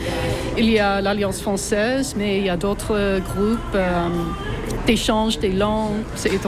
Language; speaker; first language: French; non-native, fluent; English